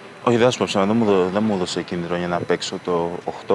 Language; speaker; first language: Greek; early bilingual, other home language; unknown